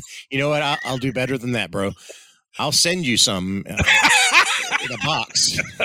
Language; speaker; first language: English; early bilingual, other home language; Spanish